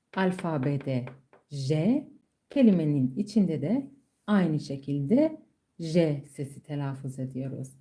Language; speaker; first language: Turkish; non-native, fluent; Persian